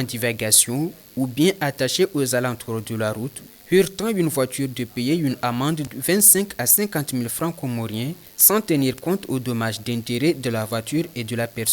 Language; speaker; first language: French; non-native, local second language; Comorian